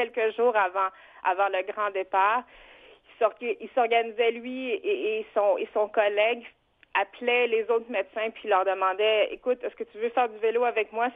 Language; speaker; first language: French; early bilingual, other home language; Vietnamese